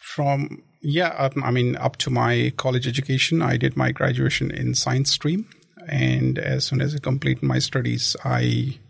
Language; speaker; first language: English; non-native, local second language; Kashmiri